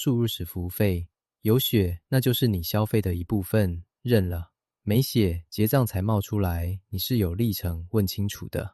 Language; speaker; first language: Chinese; native; Chinese